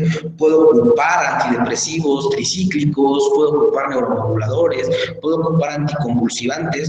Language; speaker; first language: Spanish; native; Spanish